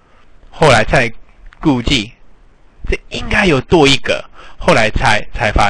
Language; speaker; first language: Chinese; non-native, fluent; English